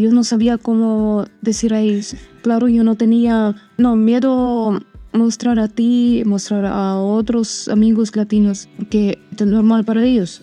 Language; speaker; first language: Spanish; non-native, learner; Armenian